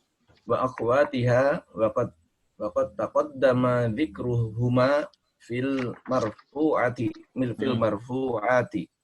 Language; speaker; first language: Arabic; non-native, learner; Indonesian